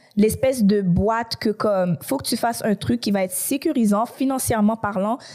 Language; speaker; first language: French; native; French